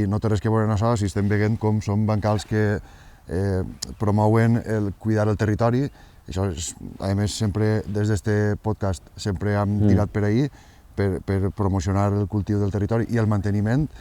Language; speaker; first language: Catalan; native; Catalan